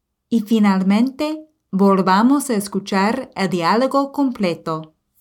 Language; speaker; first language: Spanish; non-native, fluent; English